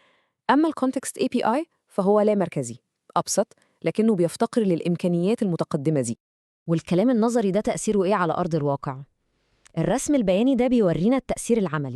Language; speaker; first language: Arabic; native; Arabic